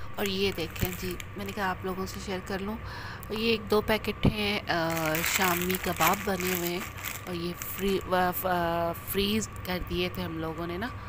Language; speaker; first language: Urdu; native; Urdu